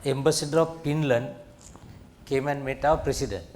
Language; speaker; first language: English; non-native, local second language; Sinhala